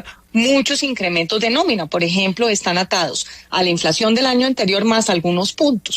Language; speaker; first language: Spanish; native; Spanish